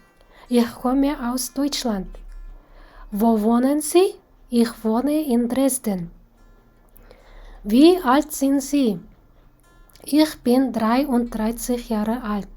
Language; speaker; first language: German; non-native, fluent; Kazakh